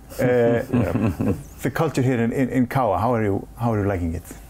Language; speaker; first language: English; non-native, fluent; Icelandic